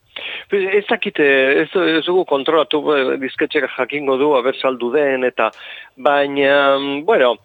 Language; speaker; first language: Basque; non-native, local second language; Spanish